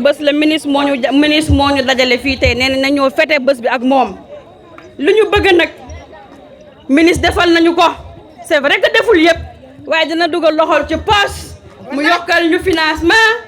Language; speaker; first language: Wolof; non-native, local second language; Fula